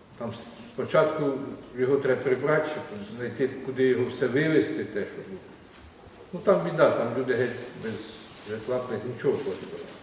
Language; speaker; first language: Ukrainian; native; Ukrainian